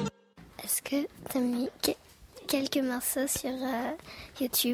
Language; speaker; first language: French; native; French